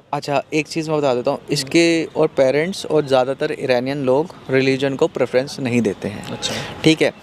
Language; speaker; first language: Hindi; native; Hindi